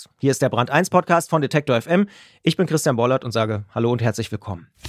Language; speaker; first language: German; native; German